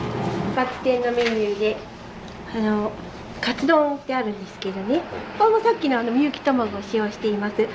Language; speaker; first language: Japanese; native; Japanese